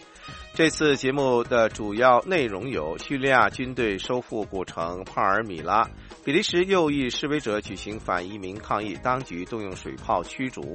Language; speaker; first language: Chinese; native; Chinese